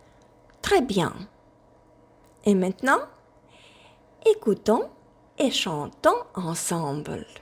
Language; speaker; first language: French; non-native, fluent; Ukrainian